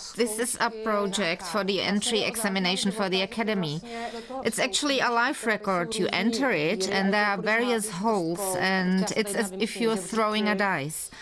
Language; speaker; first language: English; non-native, fluent; Czech